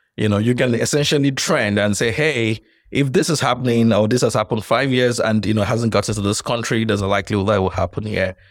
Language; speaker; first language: English; non-native, local second language; Yoruba